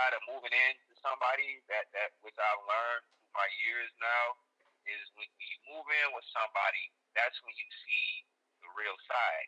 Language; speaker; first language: English; native; English